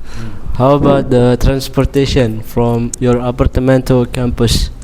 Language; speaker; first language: English; non-native, learner; Indonesian